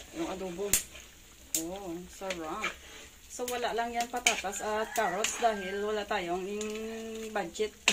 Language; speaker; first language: Filipino; non-native, local second language; Hiligaynon